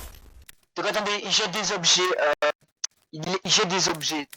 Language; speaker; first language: French; native; French